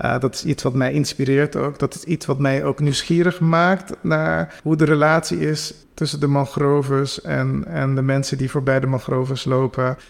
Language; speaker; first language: Dutch; non-native, local second language; Papiamento